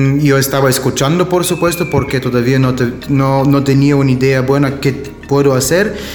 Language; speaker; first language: Spanish; non-native, learner; German